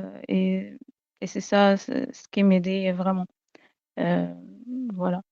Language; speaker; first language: French; non-native, fluent; Arabic